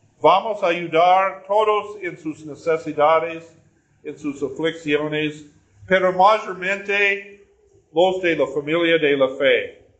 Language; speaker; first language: Spanish; non-native, learner; English